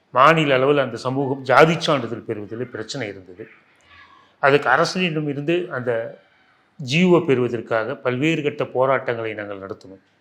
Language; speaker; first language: Tamil; non-native, local second language; Telugu